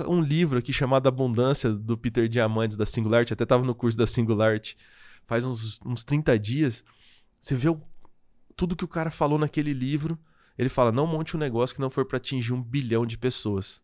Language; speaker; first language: Portuguese; native; Portuguese